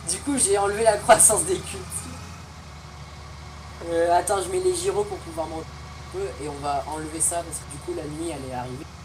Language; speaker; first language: French; native; French